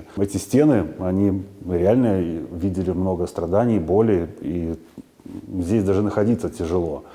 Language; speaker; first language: Russian; native; Russian